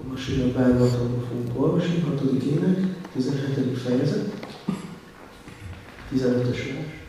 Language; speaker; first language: Hungarian; native; Hungarian